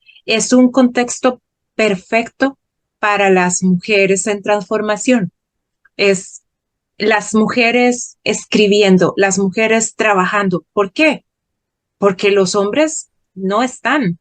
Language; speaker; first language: Spanish; non-native, fluent; Portuguese